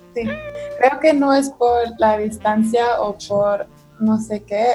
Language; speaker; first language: Spanish; non-native, learner; German